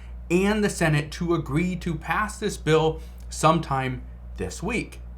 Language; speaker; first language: English; native; English